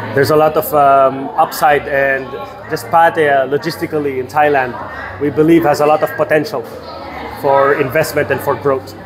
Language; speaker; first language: English; non-native, local second language; Filipino